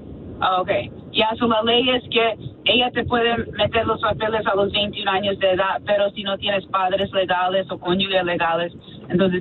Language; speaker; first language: Spanish; early bilingual, other home language; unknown